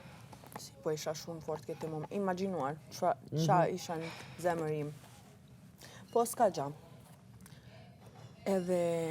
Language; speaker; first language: Albanian; early bilingual, heritage; Italian